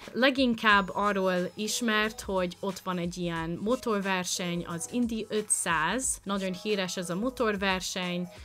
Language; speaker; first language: Hungarian; non-native, fluent; English